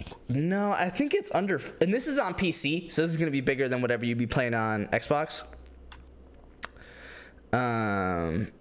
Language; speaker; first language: English; native; English